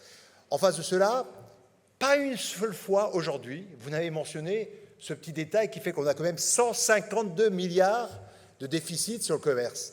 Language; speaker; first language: French; native; French